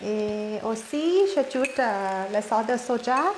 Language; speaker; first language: French; non-native, learner; Thai